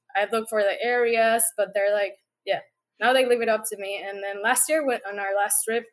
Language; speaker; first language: English; non-native, fluent; Spanish